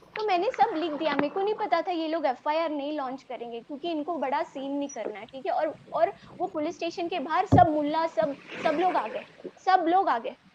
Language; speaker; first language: Hindi; non-native, local second language; Telugu